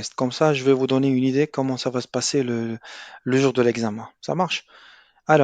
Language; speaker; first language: French; non-native, local second language; Arabic